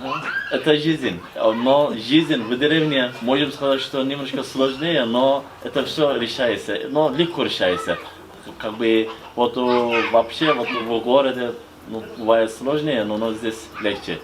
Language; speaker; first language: Russian; non-native, fluent; Turkish